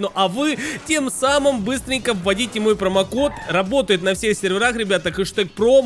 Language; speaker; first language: Russian; native; Russian